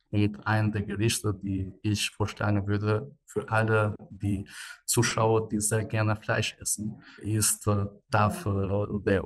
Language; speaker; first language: German; non-native, fluent; Albanian